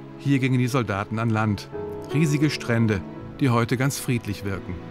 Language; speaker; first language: German; native; German